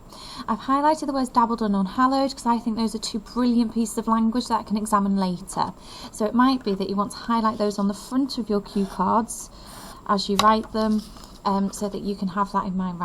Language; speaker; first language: English; native; English